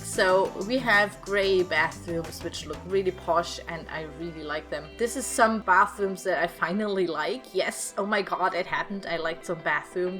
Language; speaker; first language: English; non-native, fluent; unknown